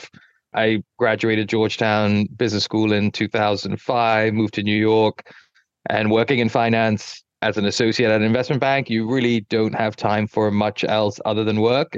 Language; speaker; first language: English; non-native, local second language; Yoruba